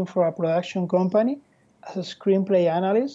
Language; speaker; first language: English; non-native, fluent; Spanish